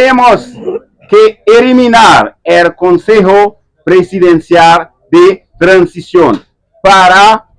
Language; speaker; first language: Spanish; non-native, learner; Haitian Creole